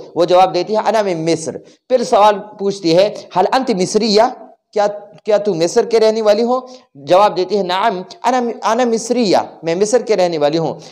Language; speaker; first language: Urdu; non-native, local second language; Pashto